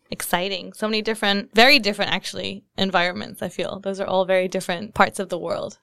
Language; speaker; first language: English; native; English